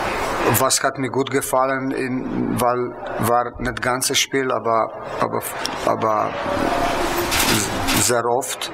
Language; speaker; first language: German; non-native, fluent; Slovenian